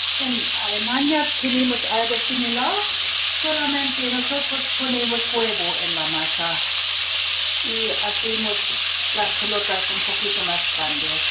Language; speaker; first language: Spanish; non-native, fluent; Swedish